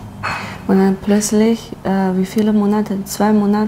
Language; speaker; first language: German; non-native, learner; Chinese